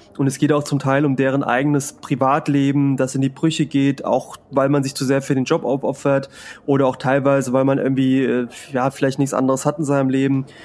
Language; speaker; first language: German; early bilingual, other home language; Spanish